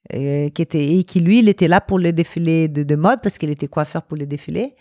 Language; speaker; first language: French; non-native, fluent; Portuguese